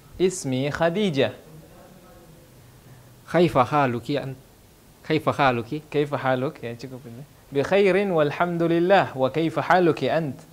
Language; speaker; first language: Arabic; non-native, fluent; Indonesian